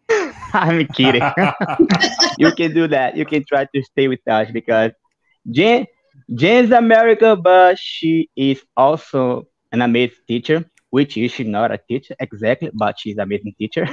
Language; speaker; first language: English; non-native, fluent; Portuguese